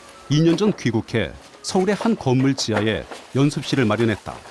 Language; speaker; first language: Korean; native; Korean